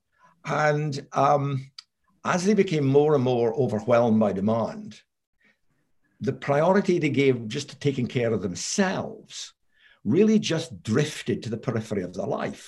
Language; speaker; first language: English; native; English